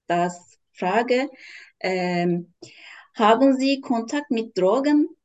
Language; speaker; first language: German; non-native, learner; Turkish